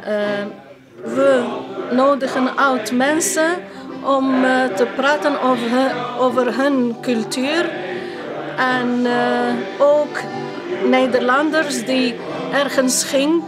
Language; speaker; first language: Dutch; non-native, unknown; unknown